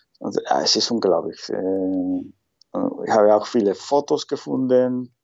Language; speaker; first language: German; non-native, fluent; Spanish